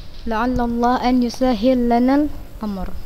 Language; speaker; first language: Arabic; non-native, fluent; Indonesian